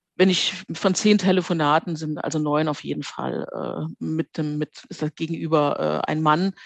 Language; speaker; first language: German; native; German